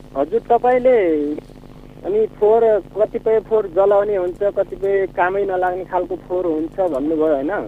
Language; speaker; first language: Nepali; native; Nepali